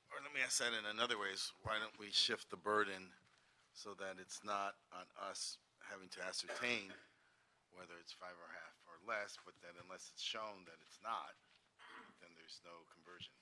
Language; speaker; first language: English; native; English